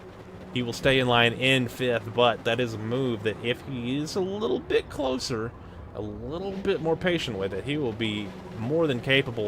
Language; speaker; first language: English; native; English